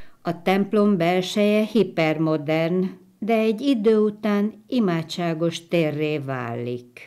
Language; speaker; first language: Hungarian; native; Hungarian